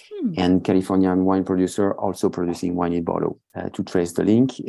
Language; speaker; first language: English; non-native, fluent; French